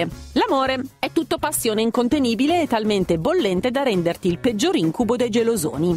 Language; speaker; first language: Italian; native; Italian